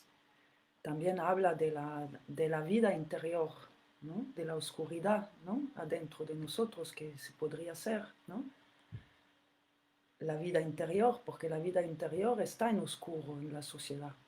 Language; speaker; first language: Spanish; non-native, fluent; French